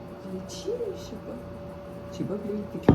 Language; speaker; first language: French; native; French